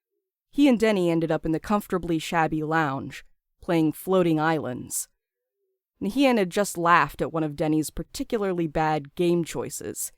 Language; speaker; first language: English; native; English